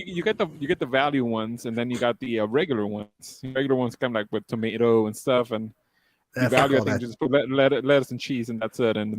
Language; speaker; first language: English; native; English